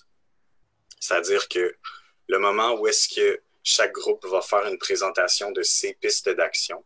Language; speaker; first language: French; native; French